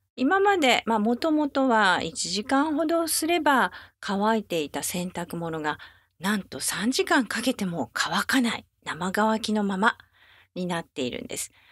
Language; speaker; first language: Japanese; native; Japanese